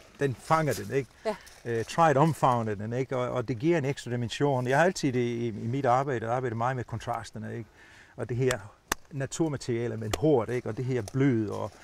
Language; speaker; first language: Danish; non-native, fluent; Italian